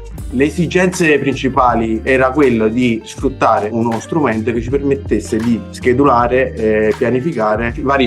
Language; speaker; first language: Italian; native; Italian